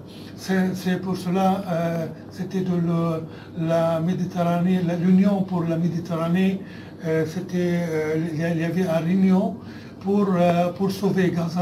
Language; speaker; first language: French; non-native, fluent; Arabic